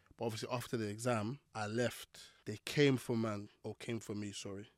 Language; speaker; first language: English; native; English